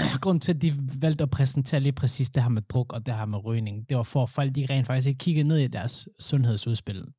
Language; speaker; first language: Danish; early bilingual, other home language; Somali